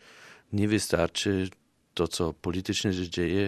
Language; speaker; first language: Polish; non-native, fluent; German